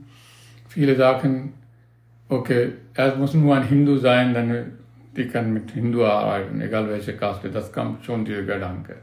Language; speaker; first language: German; non-native, learner; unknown